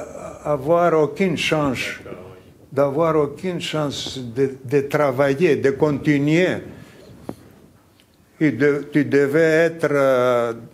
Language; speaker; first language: French; non-native, fluent; Greek